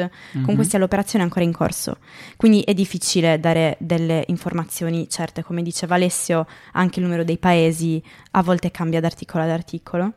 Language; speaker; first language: Italian; native; Italian